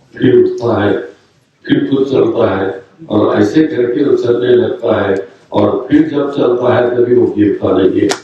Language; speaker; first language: Hindi; non-native, local second language; Marathi